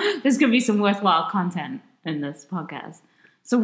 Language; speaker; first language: English; native; English